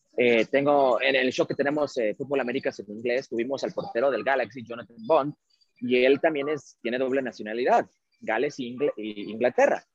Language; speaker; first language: Spanish; early bilingual, heritage; Spanish